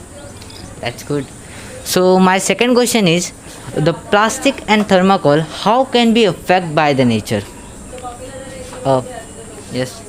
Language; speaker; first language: English; non-native, learner; Marathi